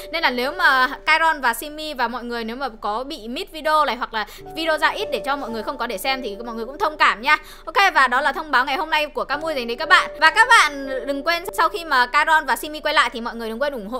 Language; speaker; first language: Vietnamese; native; Vietnamese